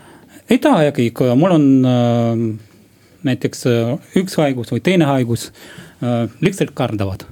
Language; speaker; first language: Estonian; non-native, local second language; Russian